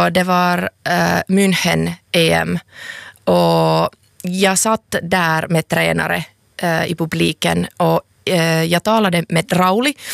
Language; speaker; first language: Swedish; non-native, local second language; Finnish